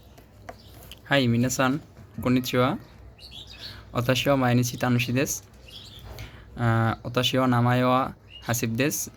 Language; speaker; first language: Japanese; non-native, learner; Bangla